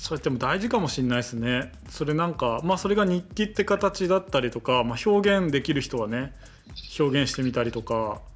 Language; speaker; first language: Japanese; native; Japanese